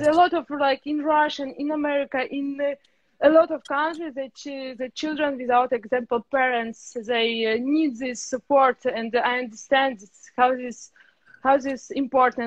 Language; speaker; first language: English; non-native, learner; Russian